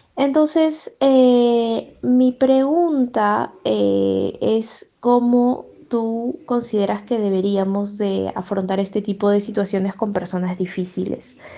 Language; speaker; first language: Spanish; native; Spanish